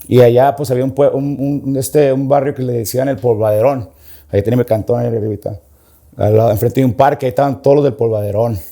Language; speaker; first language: Spanish; early bilingual, heritage; Spanish